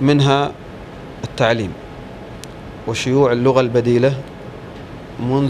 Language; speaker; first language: Arabic; native; Arabic